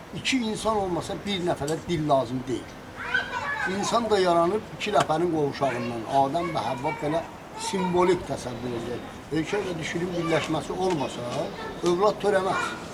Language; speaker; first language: Azerbaijani; non-native, local second language; Talysh